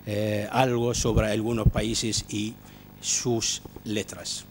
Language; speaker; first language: Spanish; non-native, fluent; Arabic